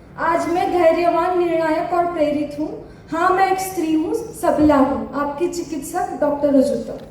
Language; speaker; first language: Hindi; non-native, local second language; Marathi